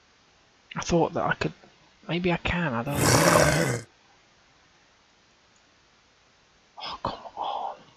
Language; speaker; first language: English; native; English